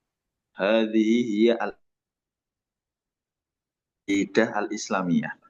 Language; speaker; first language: Arabic; non-native, fluent; Indonesian